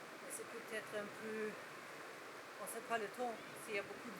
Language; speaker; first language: French; non-native, fluent; German